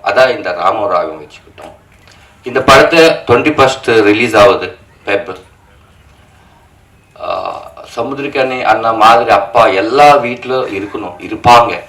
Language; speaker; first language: Tamil; non-native, learner; Telugu